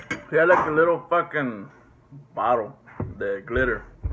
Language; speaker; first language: English; early bilingual, other home language; Spanish